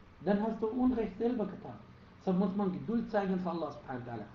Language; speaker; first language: German; non-native, fluent; Arabic